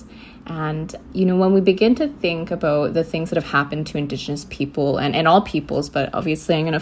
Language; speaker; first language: English; native; English